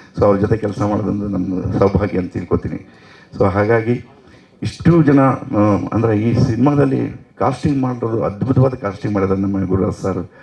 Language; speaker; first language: Kannada; native; Kannada